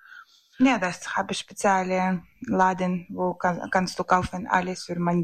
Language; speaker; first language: German; non-native, learner; Ukrainian